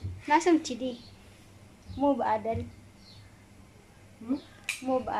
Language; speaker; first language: Arabic; non-native, learner; Amharic